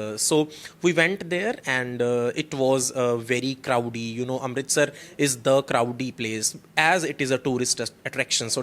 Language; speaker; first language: English; non-native, local second language; Punjabi